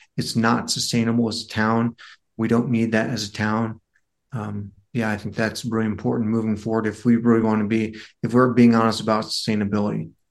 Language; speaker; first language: English; native; English